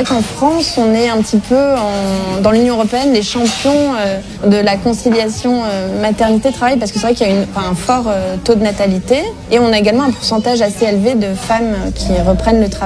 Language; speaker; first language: French; native; French